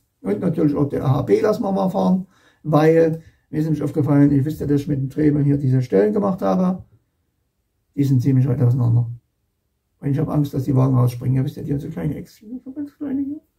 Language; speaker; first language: German; native; German